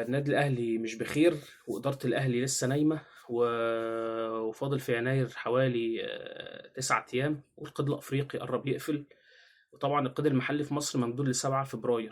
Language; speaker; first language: Arabic; native; Arabic